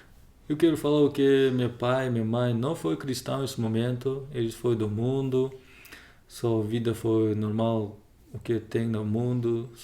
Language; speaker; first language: Portuguese; non-native, learner; Russian